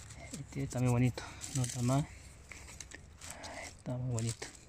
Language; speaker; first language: Spanish; non-native, learner; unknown